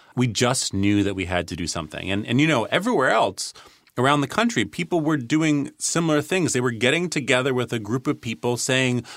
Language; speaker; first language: English; native; English